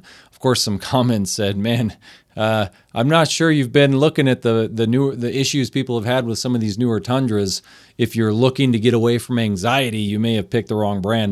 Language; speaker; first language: English; native; English